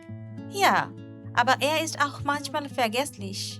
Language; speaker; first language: German; non-native, learner; Bangla